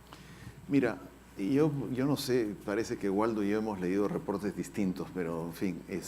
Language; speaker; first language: Spanish; native; Spanish